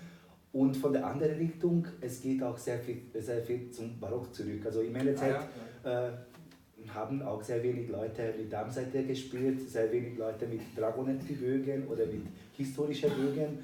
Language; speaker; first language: German; non-native, fluent; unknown